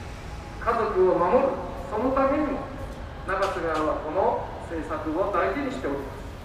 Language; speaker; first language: Japanese; native; Japanese